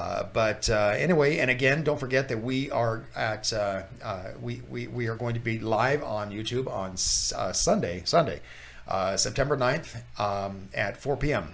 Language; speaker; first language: English; native; English